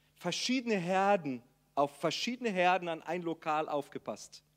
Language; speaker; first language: German; non-native, fluent; Portuguese